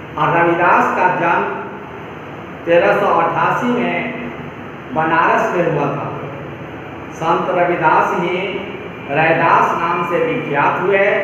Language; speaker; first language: Hindi; native; Hindi